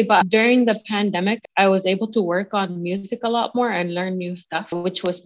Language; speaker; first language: English; native; English